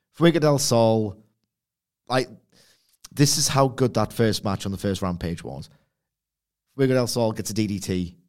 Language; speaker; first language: English; native; English